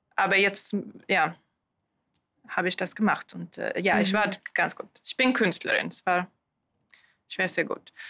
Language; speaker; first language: German; non-native, learner; Swedish